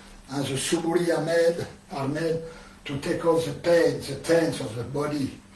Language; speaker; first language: English; non-native, learner; French